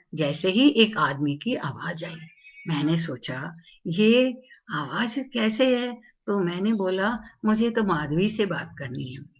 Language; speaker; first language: Hindi; non-native, local second language; Tamil